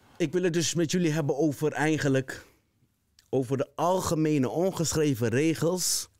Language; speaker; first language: Dutch; native; Dutch